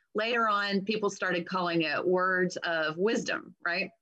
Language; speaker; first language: English; native; English